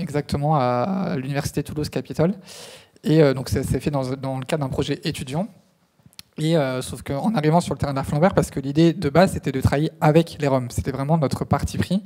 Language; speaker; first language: French; native; French